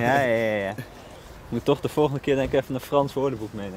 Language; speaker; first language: Dutch; native; Dutch